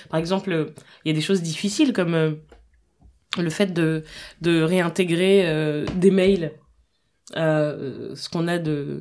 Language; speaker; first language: French; native; French